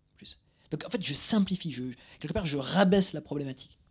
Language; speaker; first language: French; native; French